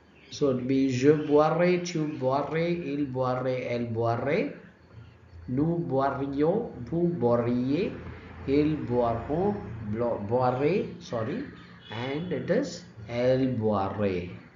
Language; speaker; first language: French; non-native, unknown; Tamil